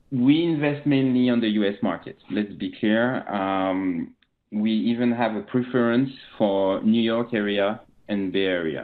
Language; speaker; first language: English; non-native, fluent; French